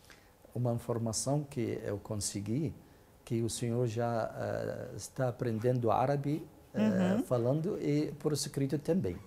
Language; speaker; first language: Portuguese; non-native, fluent; Arabic